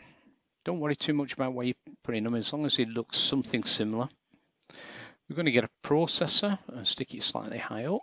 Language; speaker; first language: English; native; English